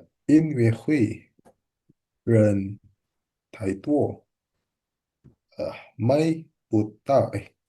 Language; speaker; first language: Chinese; non-native, learner; Indonesian